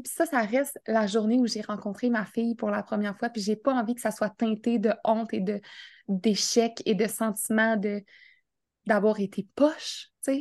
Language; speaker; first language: French; native; French